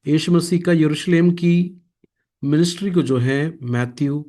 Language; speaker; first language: Hindi; non-native, local second language; Malayalam